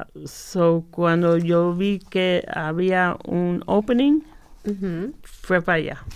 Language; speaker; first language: Spanish; early bilingual, heritage; Spanish